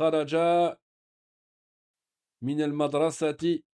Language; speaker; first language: Arabic; non-native, fluent; French